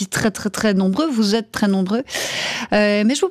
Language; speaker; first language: French; native; French